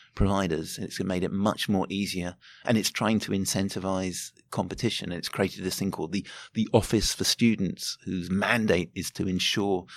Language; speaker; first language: English; native; English